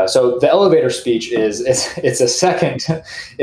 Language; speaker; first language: English; native; English